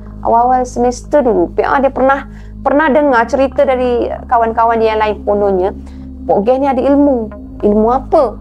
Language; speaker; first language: Malay; native; Malay